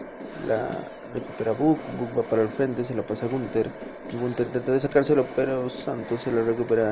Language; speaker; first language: Spanish; native; Spanish